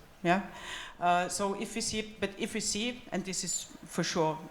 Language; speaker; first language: English; non-native, fluent; German